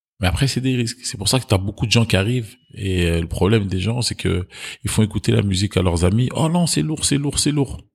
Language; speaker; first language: French; early bilingual, other home language; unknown